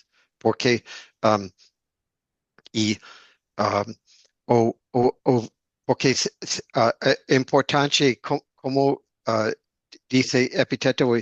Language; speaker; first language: Portuguese; non-native, learner; English